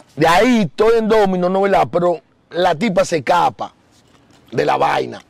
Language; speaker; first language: Spanish; native; Spanish